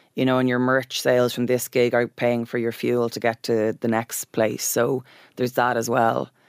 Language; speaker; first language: English; native; English